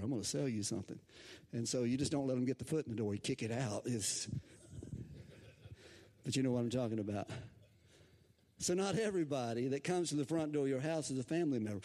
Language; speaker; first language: English; native; English